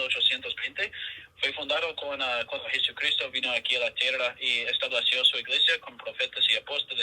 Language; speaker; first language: Spanish; non-native, fluent; English